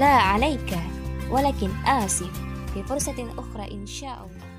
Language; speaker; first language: Arabic; non-native, learner; Indonesian